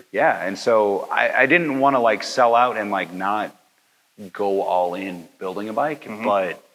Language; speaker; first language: English; native; English